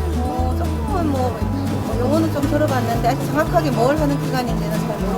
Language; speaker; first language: Korean; native; Korean